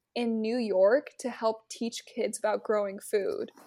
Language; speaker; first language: English; native; English